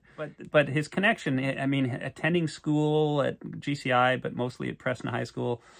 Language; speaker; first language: English; native; English